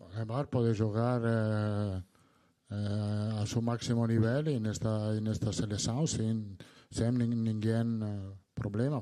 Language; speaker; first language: Spanish; non-native, learner; Italian